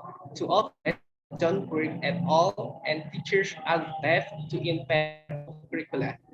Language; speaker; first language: English; non-native, learner; Indonesian